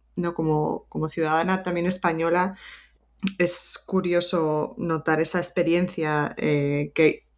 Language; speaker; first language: Spanish; native; Spanish